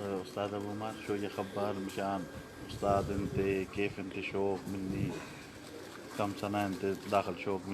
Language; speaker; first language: Arabic; non-native, learner; Urdu